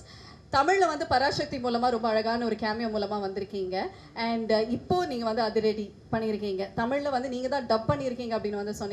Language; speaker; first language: Tamil; native; Tamil